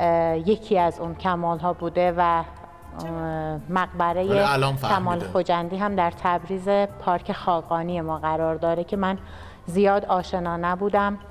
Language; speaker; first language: Persian; non-native, local second language; Azerbaijani